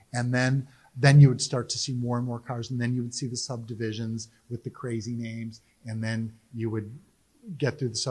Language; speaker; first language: English; native; English